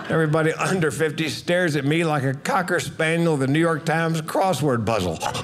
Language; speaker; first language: English; native; English